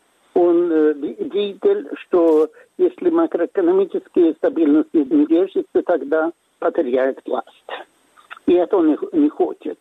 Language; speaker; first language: Russian; non-native, fluent; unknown